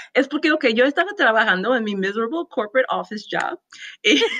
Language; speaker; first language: Spanish; non-native, learner; English